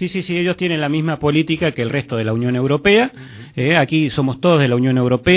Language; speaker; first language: Spanish; native; Spanish